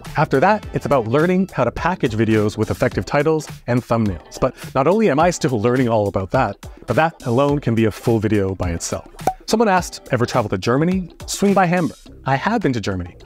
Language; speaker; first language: English; native; English